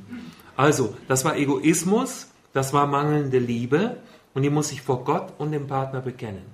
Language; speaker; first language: German; native; German